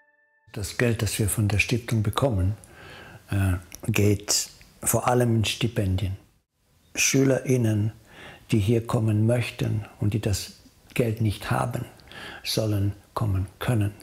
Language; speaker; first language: German; non-native, fluent; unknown